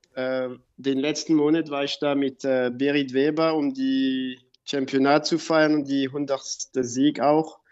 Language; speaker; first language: German; non-native, local second language; French